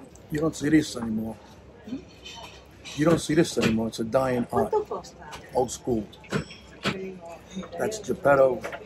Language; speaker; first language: English; native; English